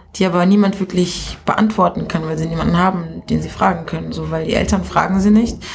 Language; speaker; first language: German; early bilingual, other home language; Swahili